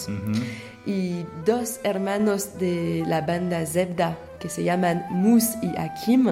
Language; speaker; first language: Spanish; non-native, learner; French